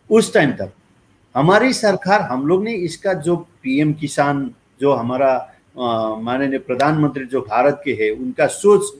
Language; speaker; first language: Hindi; non-native, local second language; Nepali